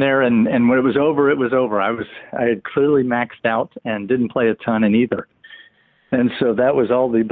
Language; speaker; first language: English; native; English